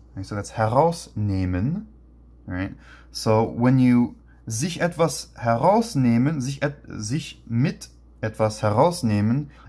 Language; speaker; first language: German; non-native, fluent; English